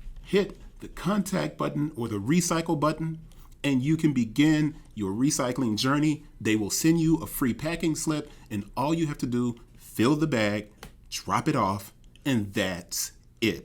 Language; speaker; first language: English; native; English